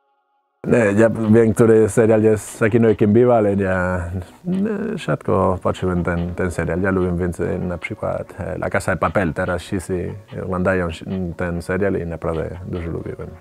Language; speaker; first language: Polish; non-native, learner; Spanish